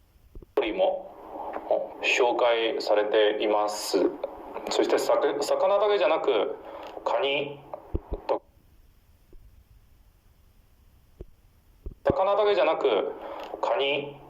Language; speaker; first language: Japanese; non-native, fluent; Chinese